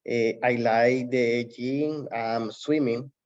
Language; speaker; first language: English; non-native, learner; Spanish